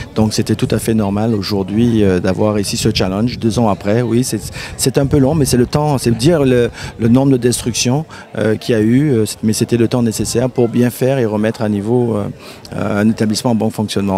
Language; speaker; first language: French; early bilingual, heritage; French